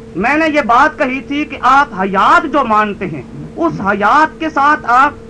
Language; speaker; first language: Urdu; native; Urdu